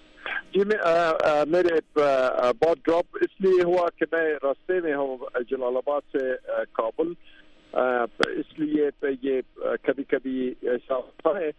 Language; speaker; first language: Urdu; non-native, fluent; Pashto